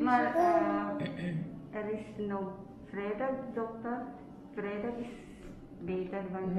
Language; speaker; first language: Dutch; non-native, learner; Filipino